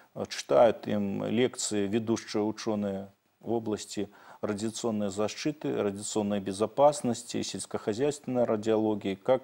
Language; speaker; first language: Russian; native; Russian